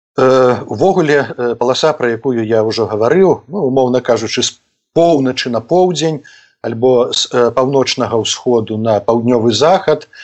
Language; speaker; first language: Belarusian; native; Belarusian